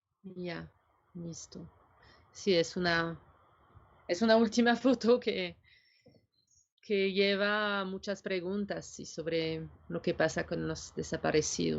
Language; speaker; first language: Spanish; non-native, fluent; French